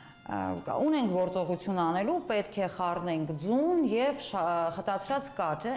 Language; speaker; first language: Armenian; native; Armenian